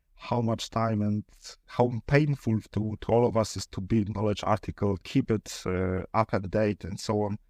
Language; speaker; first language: English; non-native, fluent; Polish